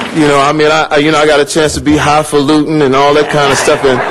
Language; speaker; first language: English; native; English